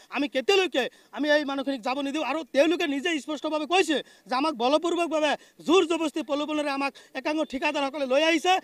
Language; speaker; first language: Assamese; non-native, local second language; Bangla